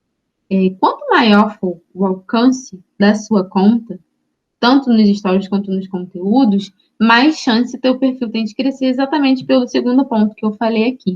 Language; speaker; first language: Portuguese; native; Portuguese